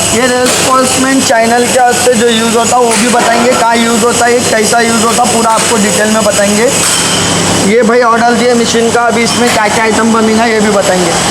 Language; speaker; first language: Hindi; native; Hindi